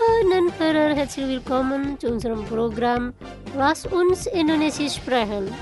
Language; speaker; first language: German; non-native, fluent; Indonesian